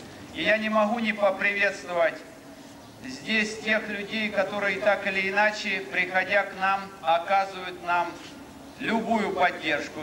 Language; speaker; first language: Russian; native; Russian